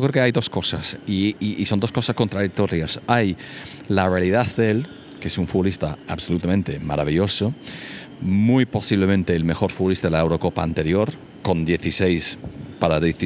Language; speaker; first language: Spanish; non-native, fluent; English